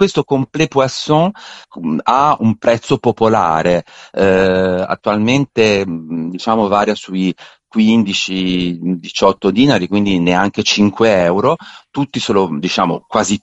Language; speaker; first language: Italian; native; Italian